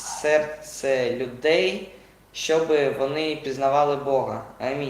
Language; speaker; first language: Ukrainian; non-native, local second language; Russian